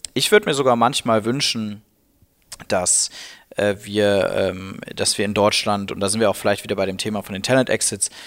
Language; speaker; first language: German; native; German